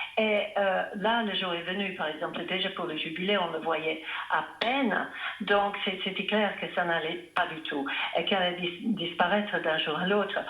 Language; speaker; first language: French; non-native, fluent; English